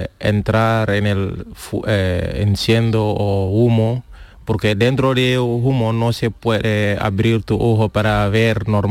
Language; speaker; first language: Spanish; non-native, learner; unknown